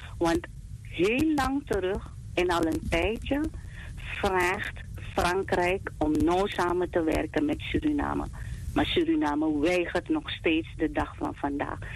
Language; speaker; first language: Dutch; native; Dutch